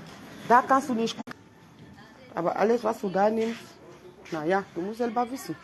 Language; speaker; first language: German; non-native, fluent; French